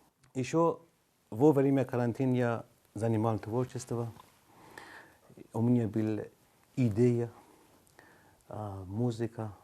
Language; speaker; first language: Russian; non-native, learner; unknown